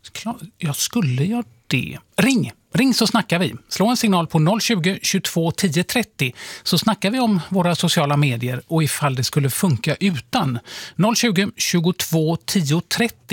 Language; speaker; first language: Swedish; native; Swedish